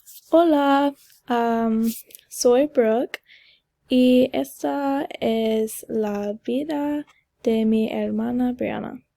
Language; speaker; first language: Spanish; non-native, learner; English